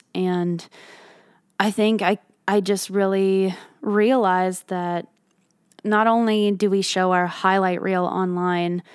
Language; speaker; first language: English; native; English